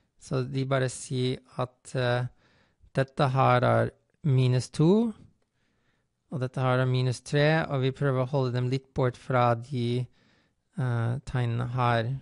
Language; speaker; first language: Norwegian; non-native, fluent; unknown